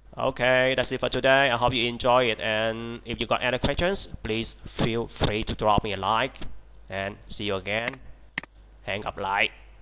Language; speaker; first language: English; non-native, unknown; Vietnamese